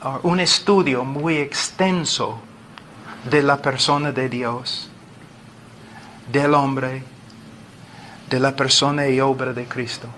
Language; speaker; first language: Spanish; non-native, fluent; English